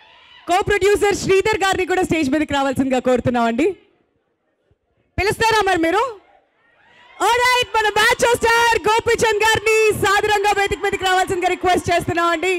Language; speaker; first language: Telugu; native; Telugu